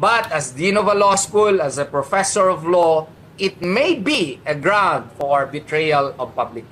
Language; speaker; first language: English; non-native, local second language; Filipino